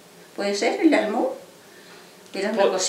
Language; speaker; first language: Spanish; native; Spanish